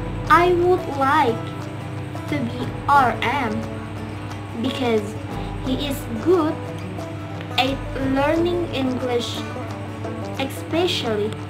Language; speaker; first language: English; non-native, learner; Indonesian